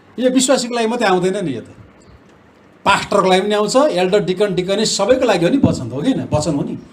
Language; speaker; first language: Nepali; non-native, local second language; Eastern Tamang